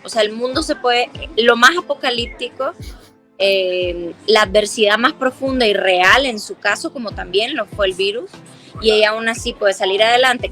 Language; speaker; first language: Spanish; native; Spanish